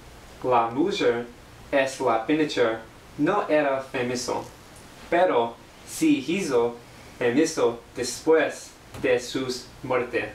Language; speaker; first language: Spanish; non-native, learner; English